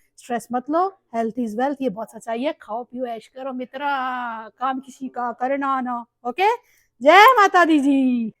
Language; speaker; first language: Hindi; native; Hindi